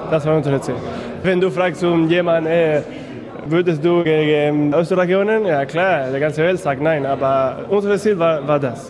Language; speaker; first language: German; non-native, fluent; Spanish